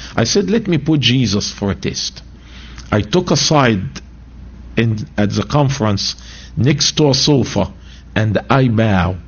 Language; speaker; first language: English; non-native, fluent; Arabic